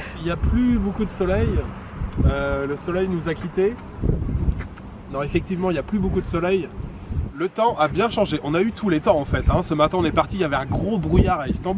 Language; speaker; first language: French; native; French